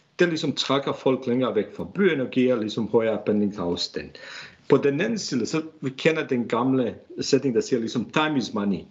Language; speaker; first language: Danish; non-native, fluent; Bosnian